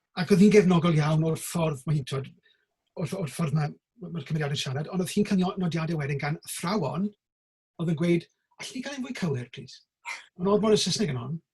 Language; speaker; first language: Welsh; native; Welsh